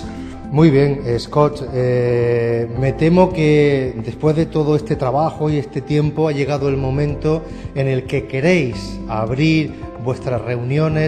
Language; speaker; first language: Spanish; native; Spanish